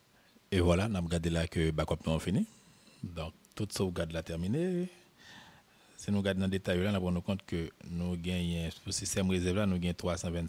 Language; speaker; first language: French; non-native, local second language; Haitian Creole